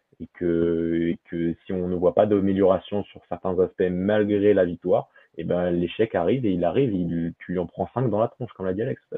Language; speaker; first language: French; early bilingual, other home language; Portuguese